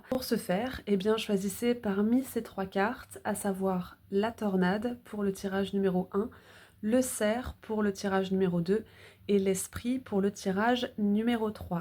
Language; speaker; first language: French; native; French